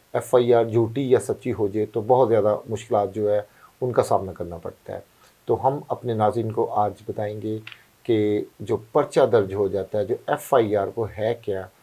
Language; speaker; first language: Urdu; non-native, local second language; Punjabi